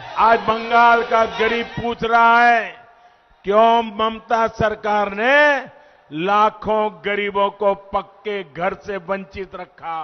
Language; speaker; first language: Hindi; native; Hindi